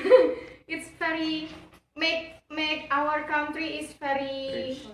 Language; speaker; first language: English; non-native, learner; Javanese